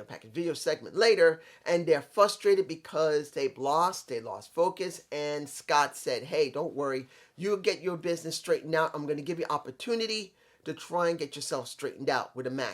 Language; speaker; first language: English; native; English